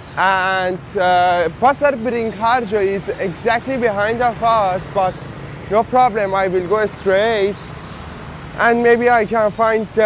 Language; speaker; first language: English; non-native, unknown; Persian